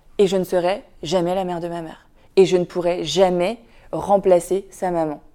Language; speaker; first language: French; early bilingual, other home language; Vietnamese